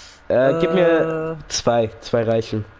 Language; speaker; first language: German; native; German